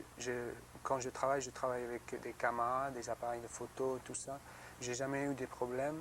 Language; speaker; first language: French; non-native, learner; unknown